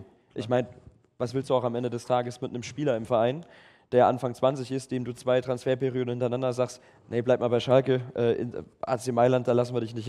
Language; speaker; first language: German; native; German